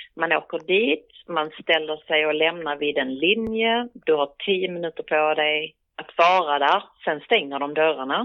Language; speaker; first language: Swedish; native; Swedish